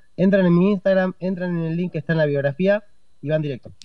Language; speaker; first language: Spanish; native; Spanish